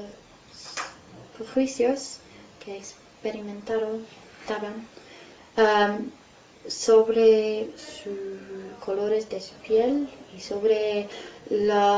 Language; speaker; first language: Spanish; non-native, fluent; English